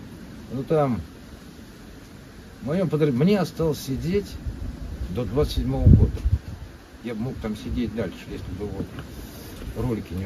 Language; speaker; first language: Russian; native; Russian